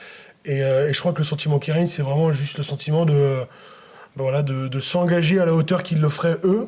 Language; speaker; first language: French; native; French